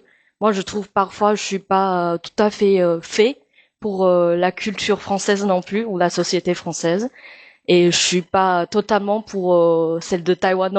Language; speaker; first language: French; non-native, fluent; Min Nan Chinese